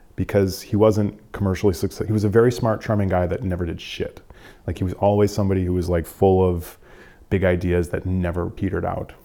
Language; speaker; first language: English; native; English